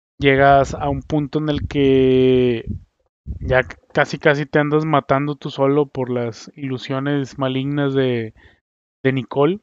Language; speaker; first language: Spanish; native; Spanish